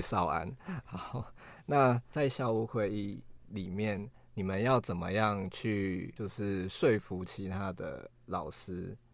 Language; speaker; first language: Chinese; native; Chinese